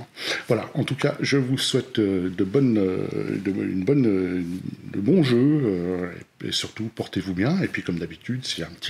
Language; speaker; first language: French; native; French